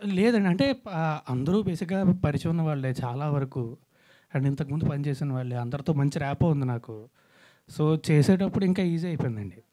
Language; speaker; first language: Telugu; native; Telugu